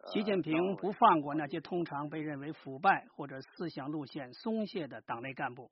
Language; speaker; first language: Chinese; native; Chinese